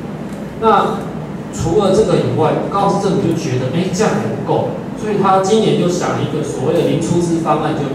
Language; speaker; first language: Chinese; native; Chinese